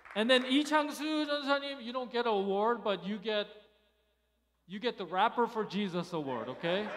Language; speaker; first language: English; early bilingual, other home language; Korean